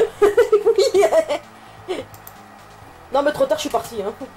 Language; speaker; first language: French; native; French